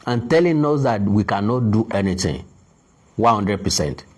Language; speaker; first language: English; non-native, local second language; Yoruba